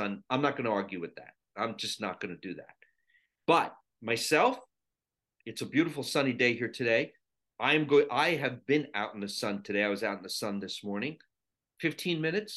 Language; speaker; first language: English; non-native, local second language; Sinhala